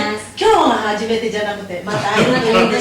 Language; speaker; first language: Japanese; non-native, learner; Filipino